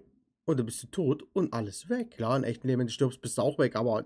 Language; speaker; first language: German; native; German